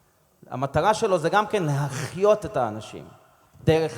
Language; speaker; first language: Hebrew; non-native, fluent; English